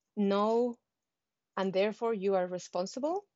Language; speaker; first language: English; non-native, fluent; Spanish